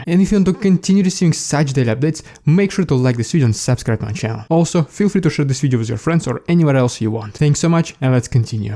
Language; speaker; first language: English; non-native, fluent; Russian